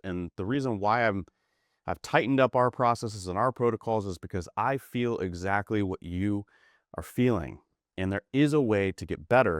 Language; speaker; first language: English; native; English